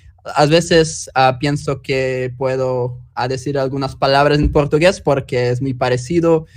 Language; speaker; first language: Spanish; non-native, learner; Portuguese